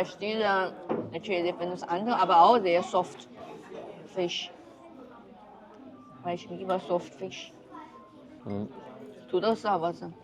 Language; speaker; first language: German; non-native, learner; Chinese